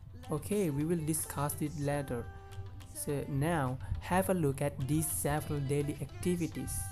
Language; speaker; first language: English; non-native, fluent; Indonesian